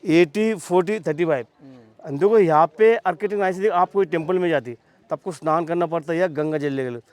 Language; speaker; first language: Hindi; non-native, local second language; Marathi